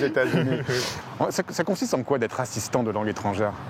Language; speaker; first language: French; native; French